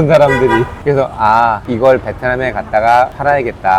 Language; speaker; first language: Korean; native; Korean